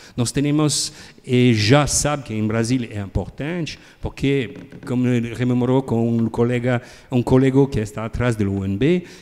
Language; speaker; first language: Portuguese; non-native, learner; French